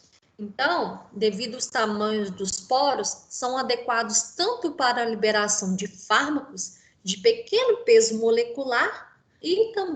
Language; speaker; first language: Portuguese; native; Portuguese